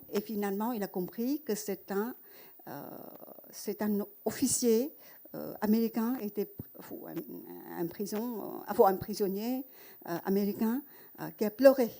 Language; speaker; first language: French; non-native, fluent; Vietnamese